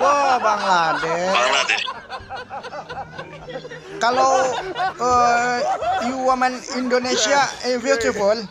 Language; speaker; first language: English; non-native, learner; Sundanese